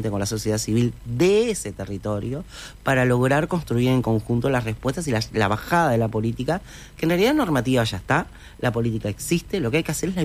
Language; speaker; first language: Spanish; native; Spanish